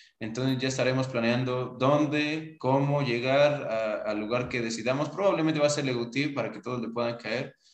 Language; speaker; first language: Spanish; native; Spanish